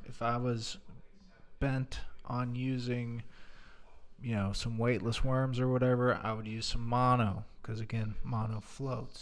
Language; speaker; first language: English; native; English